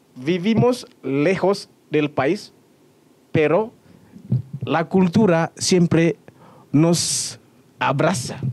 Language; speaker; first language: Spanish; non-native, fluent; Indonesian